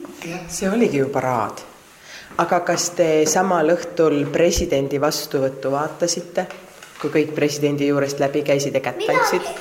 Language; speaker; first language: Estonian; native; Estonian